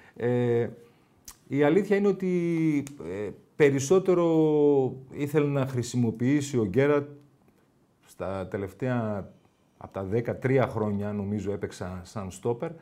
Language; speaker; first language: Greek; native; Greek